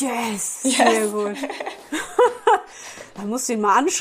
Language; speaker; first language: German; native; German